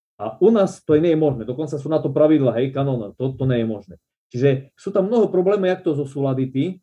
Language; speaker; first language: Slovak; non-native, local second language; Rusyn